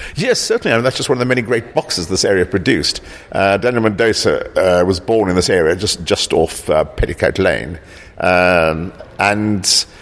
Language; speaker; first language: English; native; English